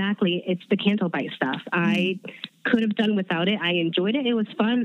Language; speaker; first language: English; early bilingual, other home language; Chinese